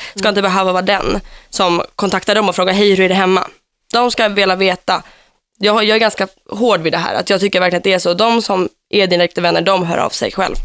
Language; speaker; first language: Swedish; early bilingual, heritage; Swedish